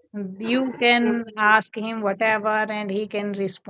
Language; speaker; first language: English; non-native, learner; Hindi